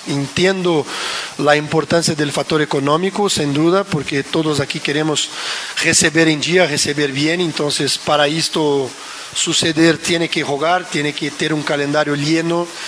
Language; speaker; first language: Spanish; non-native, fluent; Portuguese